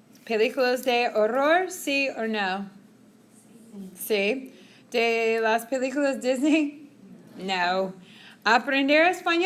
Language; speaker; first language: Spanish; non-native, fluent; English